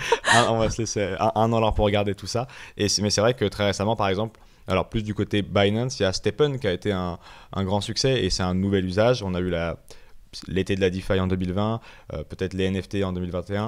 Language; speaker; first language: French; native; French